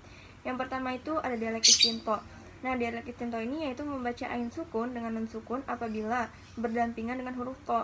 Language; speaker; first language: Indonesian; native; Indonesian